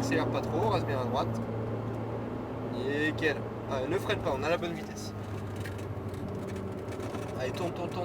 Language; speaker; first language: French; native; French